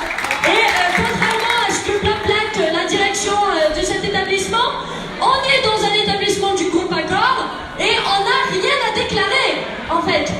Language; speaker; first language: French; native; French